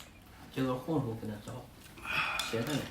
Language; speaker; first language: Chinese; native; Chinese